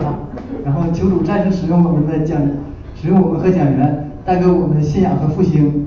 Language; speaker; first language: Chinese; native; Chinese